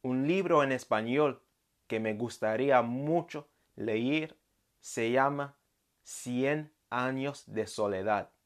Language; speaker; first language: Spanish; non-native, fluent; English